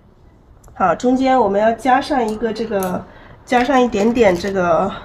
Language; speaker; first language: Chinese; native; Chinese